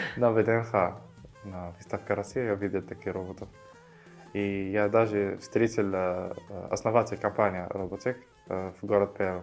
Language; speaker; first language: Russian; non-native, fluent; Arabic